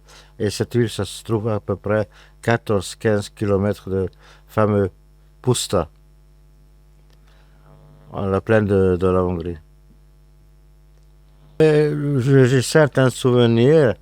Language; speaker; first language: French; non-native, fluent; Hungarian